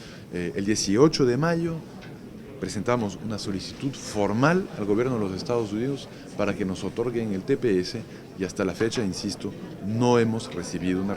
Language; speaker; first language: Spanish; native; Spanish